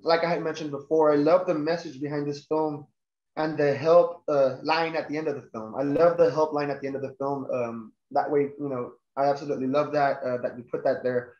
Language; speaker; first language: English; early bilingual, other home language; Spanish